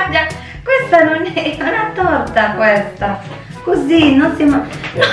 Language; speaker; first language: Italian; non-native, fluent; Filipino